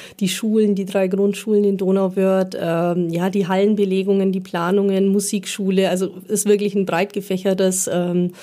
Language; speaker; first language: German; native; German